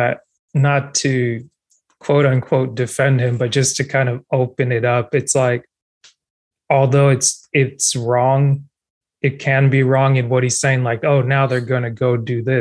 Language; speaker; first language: English; non-native, local second language; French